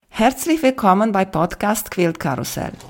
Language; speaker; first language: German; non-native, fluent; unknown